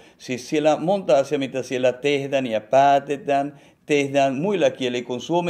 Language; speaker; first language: Finnish; non-native, fluent; Spanish